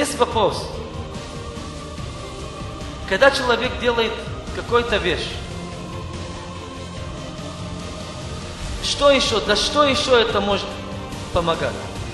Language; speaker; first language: Russian; non-native, fluent; Hebrew